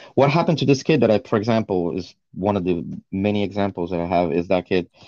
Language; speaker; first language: English; non-native, fluent; Portuguese